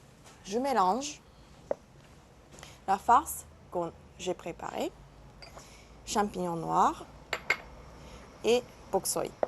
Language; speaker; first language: French; non-native, learner; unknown